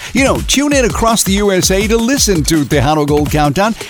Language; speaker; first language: English; early bilingual, other home language; Spanish